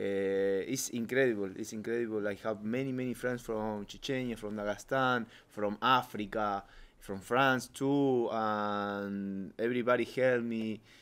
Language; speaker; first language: English; non-native, learner; Spanish